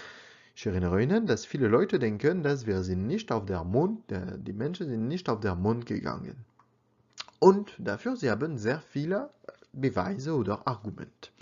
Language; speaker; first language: German; non-native, learner; French